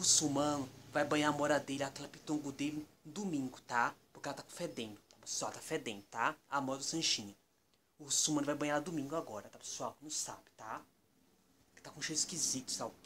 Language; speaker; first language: Portuguese; native; Portuguese